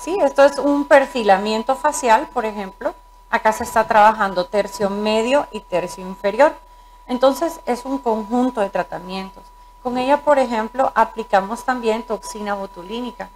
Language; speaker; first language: Spanish; native; Spanish